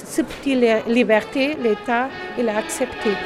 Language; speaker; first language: French; non-native, learner; German